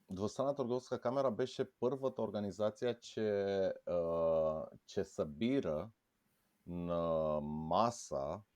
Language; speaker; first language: Bulgarian; non-native, fluent; Romanian